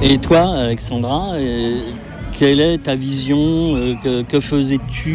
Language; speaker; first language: French; native; French